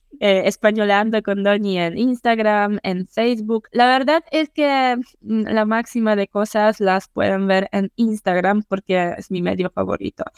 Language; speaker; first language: Spanish; non-native, fluent; Polish